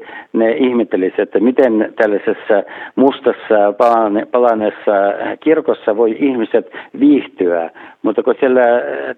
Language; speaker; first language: Finnish; non-native, fluent; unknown